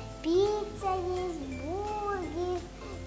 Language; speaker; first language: Russian; non-native, learner; Tajik